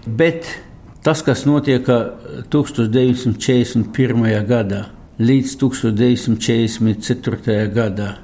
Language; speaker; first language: Latvian; non-native, local second language; Russian